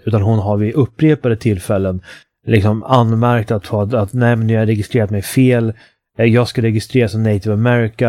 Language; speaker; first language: Swedish; native; Swedish